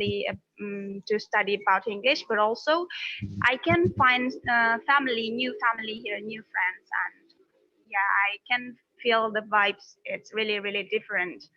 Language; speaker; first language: English; non-native, fluent; Indonesian